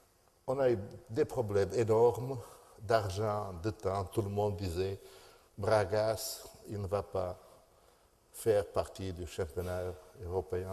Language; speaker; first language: French; non-native, fluent; Portuguese